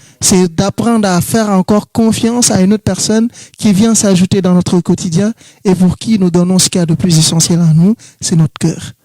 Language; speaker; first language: French; non-native, local second language; Wolof